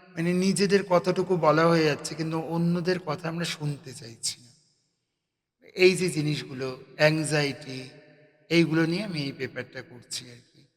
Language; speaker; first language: Bangla; native; Bangla